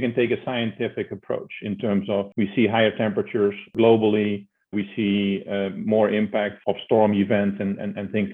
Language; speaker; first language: English; non-native, fluent; Dutch